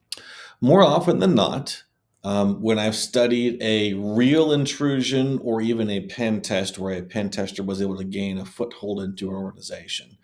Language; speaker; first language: English; native; English